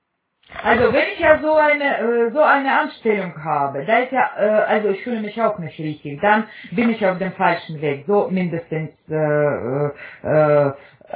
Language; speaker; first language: German; non-native, fluent; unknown